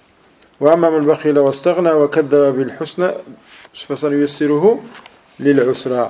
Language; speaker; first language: Arabic; non-native, fluent; English